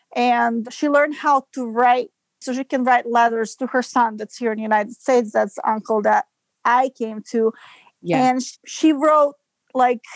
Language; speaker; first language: English; non-native, fluent; Serbian